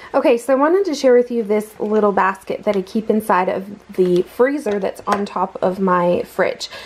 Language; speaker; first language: English; native; English